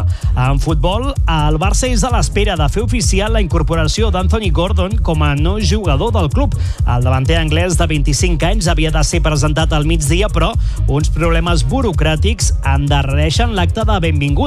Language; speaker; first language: Catalan; native; Catalan